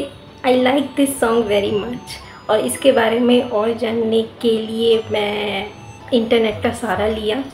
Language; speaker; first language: Hindi; native; Hindi